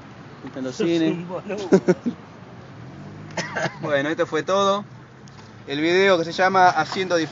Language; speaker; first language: Spanish; native; Spanish